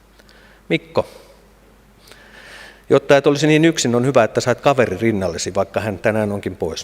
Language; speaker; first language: Finnish; native; Finnish